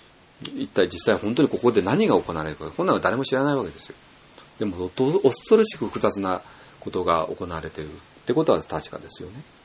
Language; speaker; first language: Japanese; native; Japanese